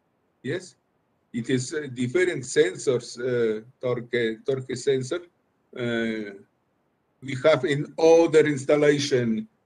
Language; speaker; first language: English; non-native, learner; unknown